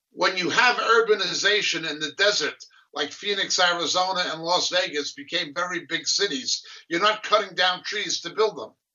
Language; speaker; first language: English; native; English